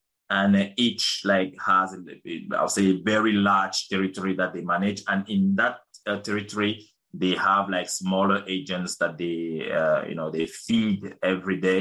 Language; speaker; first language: English; non-native, local second language; French